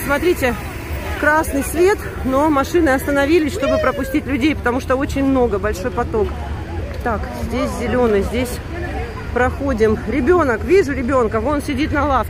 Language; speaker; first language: Russian; native; Russian